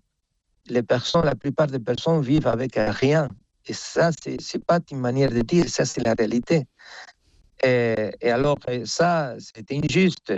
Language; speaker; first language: French; non-native, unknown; Spanish